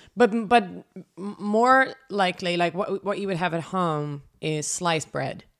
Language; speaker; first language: English; non-native, fluent; Dutch